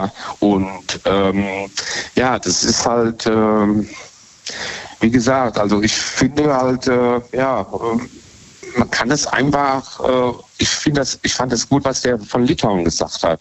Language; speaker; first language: German; native; German